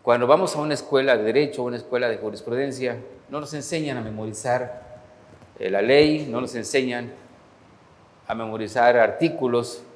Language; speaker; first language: Spanish; native; Spanish